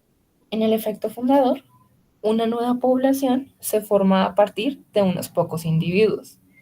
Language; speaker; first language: Spanish; native; Spanish